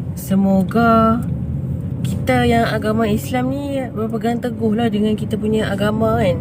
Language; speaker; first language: Malay; native; Malay